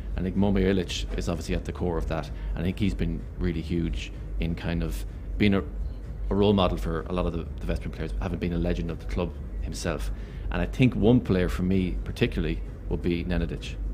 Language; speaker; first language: English; native; English